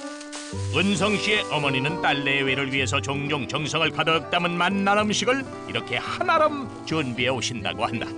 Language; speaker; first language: Korean; native; Korean